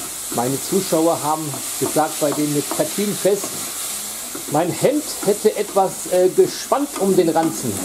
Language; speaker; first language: German; native; German